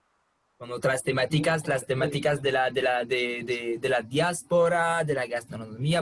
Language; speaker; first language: Spanish; non-native, fluent; French